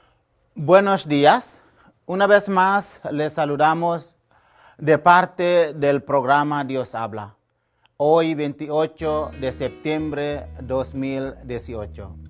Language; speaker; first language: Spanish; non-native, fluent; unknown